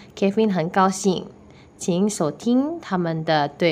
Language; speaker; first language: Chinese; non-native, fluent; Indonesian